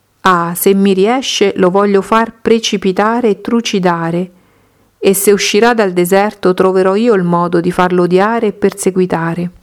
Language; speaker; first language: Italian; native; Italian